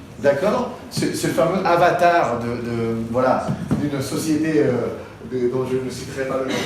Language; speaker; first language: French; non-native, fluent; Spanish